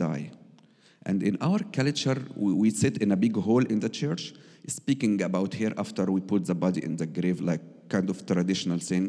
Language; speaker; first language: English; non-native, learner; Arabic